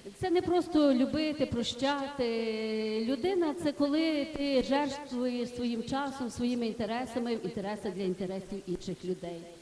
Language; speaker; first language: Ukrainian; native; Ukrainian